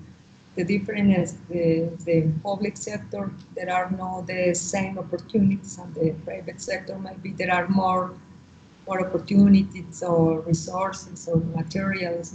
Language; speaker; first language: English; non-native, learner; Spanish